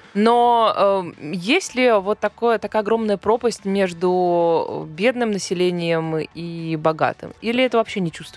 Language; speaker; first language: Russian; native; Russian